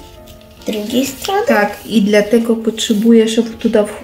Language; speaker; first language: Polish; non-native, learner; Ukrainian